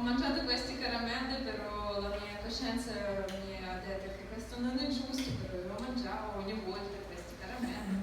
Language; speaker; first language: Italian; non-native, learner; Ukrainian